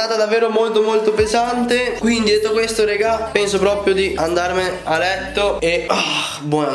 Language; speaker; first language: Italian; native; Italian